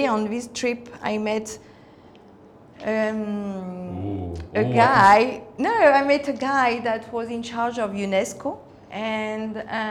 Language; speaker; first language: English; non-native, fluent; Spanish